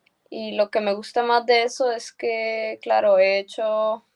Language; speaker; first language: Spanish; early bilingual, heritage; Spanish